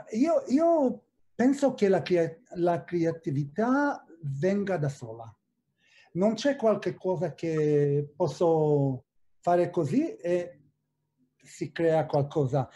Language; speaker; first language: Italian; non-native, fluent; Hebrew